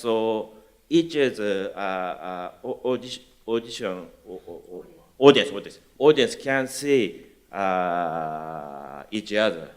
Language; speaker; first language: English; non-native, learner; Japanese